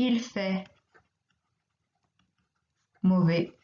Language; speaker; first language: French; non-native, fluent; English